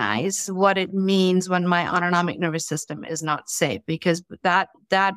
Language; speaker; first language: English; non-native, local second language; Gujarati